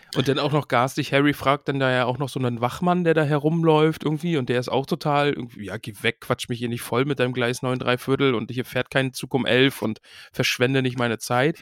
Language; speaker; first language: German; native; German